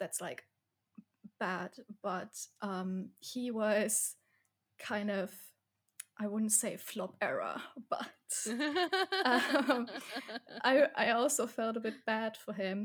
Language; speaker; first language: English; non-native, fluent; German